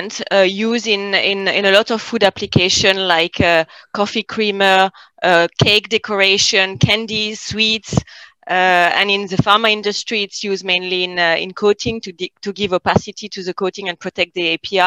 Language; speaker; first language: English; non-native, fluent; French